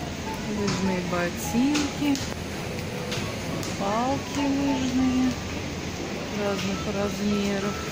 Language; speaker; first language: Russian; native; Russian